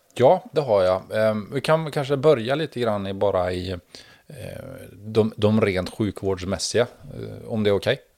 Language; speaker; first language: Swedish; native; Swedish